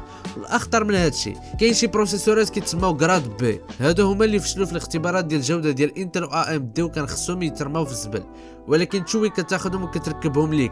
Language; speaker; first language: Arabic; native; Arabic